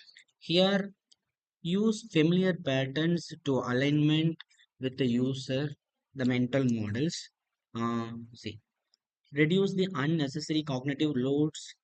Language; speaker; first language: English; non-native, local second language; Tamil